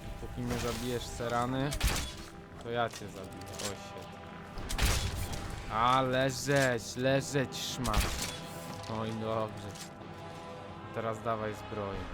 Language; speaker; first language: Polish; native; Polish